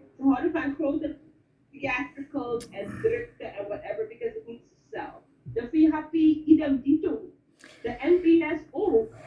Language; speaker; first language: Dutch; native; Dutch